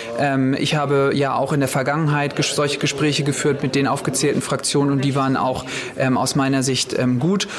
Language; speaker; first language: German; native; German